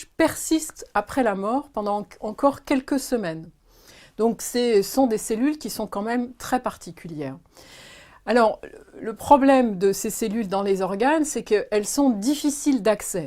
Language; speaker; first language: French; native; French